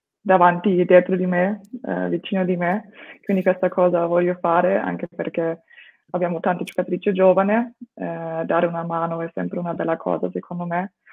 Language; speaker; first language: Italian; non-native, fluent; German